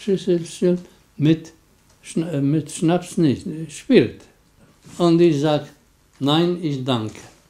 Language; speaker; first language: German; non-native, learner; Polish